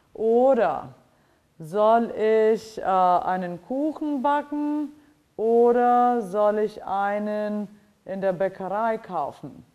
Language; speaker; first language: German; non-native, fluent; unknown